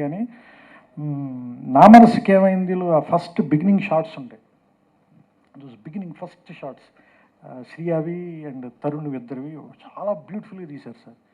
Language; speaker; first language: Telugu; native; Telugu